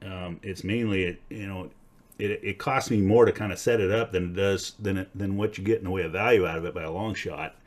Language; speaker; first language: English; native; English